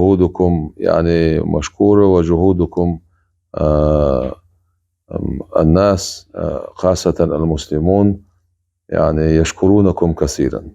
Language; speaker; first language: Arabic; non-native, fluent; Chechen